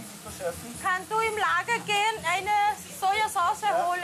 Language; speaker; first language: German; non-native, learner; Thai